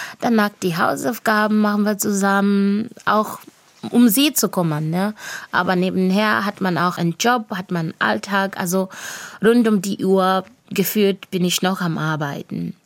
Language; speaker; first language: German; non-native, fluent; Shona